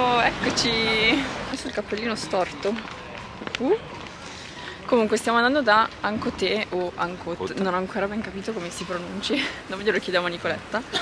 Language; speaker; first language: Italian; native; Italian